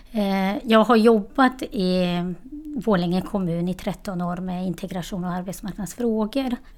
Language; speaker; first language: Swedish; non-native, fluent; Albanian